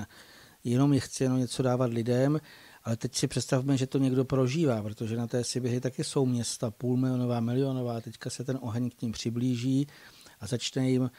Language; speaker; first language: Czech; native; Czech